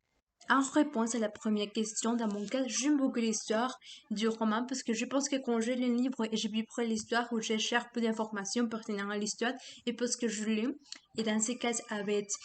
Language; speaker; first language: French; non-native, learner; Spanish